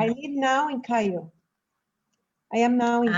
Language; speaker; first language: English; non-native, learner; Spanish